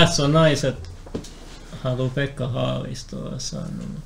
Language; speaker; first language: Finnish; native; Finnish